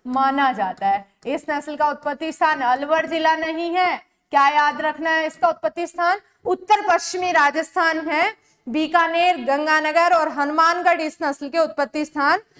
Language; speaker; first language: Hindi; native; Hindi